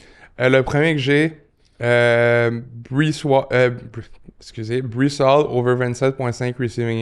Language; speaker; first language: French; native; French